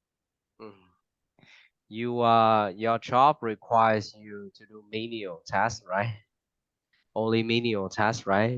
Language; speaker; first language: English; non-native, fluent; Vietnamese